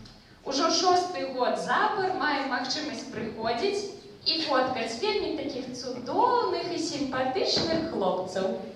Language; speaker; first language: Belarusian; non-native, local second language; Russian